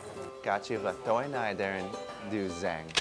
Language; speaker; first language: Vietnamese; early bilingual, heritage; Vietnamese